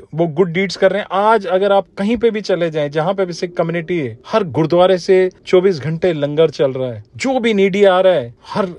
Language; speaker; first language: Hindi; non-native, local second language; Punjabi